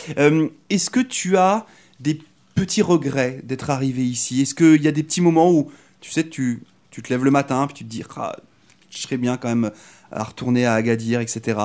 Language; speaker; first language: French; native; French